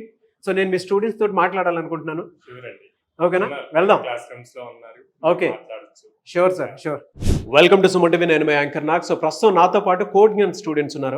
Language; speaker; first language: Telugu; native; Telugu